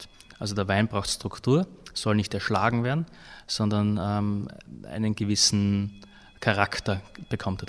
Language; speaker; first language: German; native; German